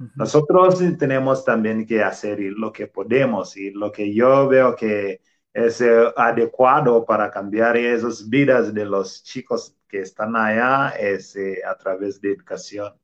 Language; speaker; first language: Spanish; non-native, fluent; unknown